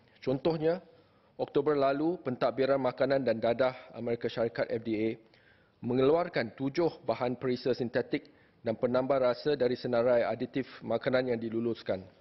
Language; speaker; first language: Malay; native; Malay